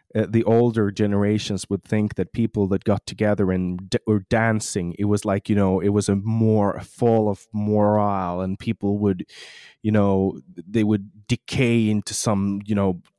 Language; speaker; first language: English; non-native, fluent; Swedish